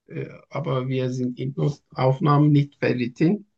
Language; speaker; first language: German; non-native, learner; Turkish